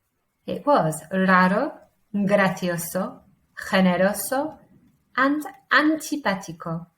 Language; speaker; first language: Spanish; non-native, fluent; English